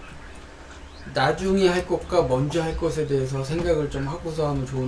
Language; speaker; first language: Korean; native; Korean